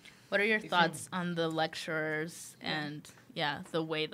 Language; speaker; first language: English; early bilingual, other home language; Spanish